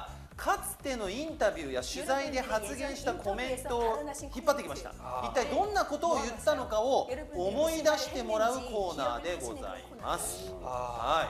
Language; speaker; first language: Japanese; native; Japanese